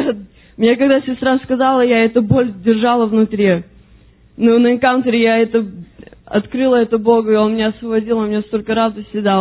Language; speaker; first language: Russian; early bilingual, heritage; Russian